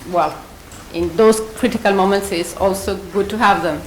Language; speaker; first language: English; non-native, fluent; Spanish